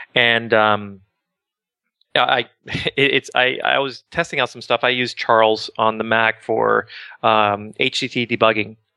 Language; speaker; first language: English; native; English